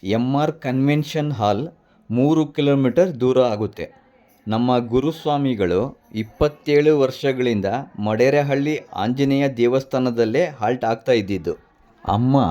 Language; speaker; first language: Kannada; native; Kannada